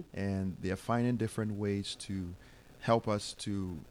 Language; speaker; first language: English; non-native, local second language; Akan